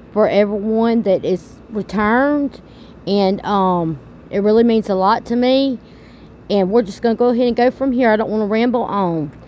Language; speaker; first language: English; native; English